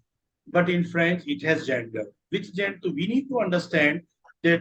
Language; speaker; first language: English; non-native, local second language; Urdu